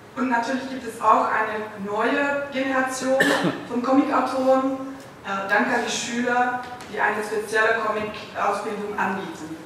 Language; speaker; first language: German; non-native, fluent; Dutch